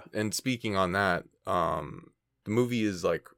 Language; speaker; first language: English; native; English